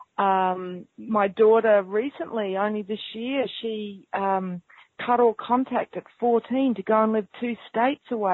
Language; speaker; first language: English; native; English